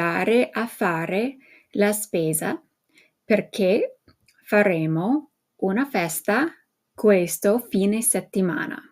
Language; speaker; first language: Italian; non-native, fluent; English